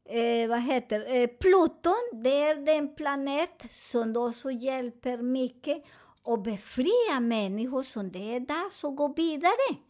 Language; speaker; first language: Swedish; non-native, fluent; Spanish